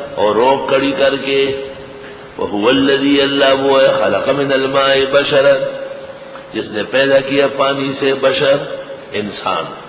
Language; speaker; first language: Urdu; non-native, local second language; Pashto